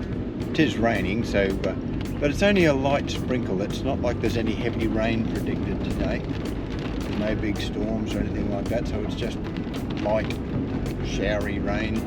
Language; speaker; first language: English; native; English